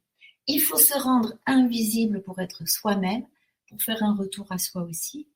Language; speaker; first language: French; native; French